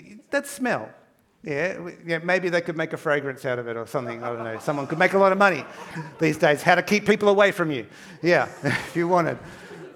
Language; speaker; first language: English; native; English